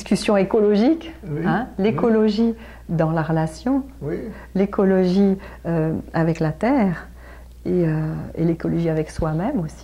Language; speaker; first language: French; native; French